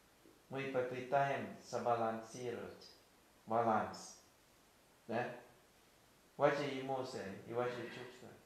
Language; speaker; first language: Russian; non-native, fluent; Thai